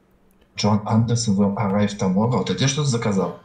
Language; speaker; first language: Russian; native; Russian